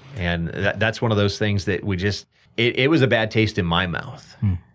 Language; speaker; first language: English; native; English